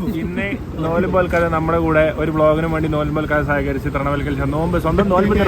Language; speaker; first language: Malayalam; native; Malayalam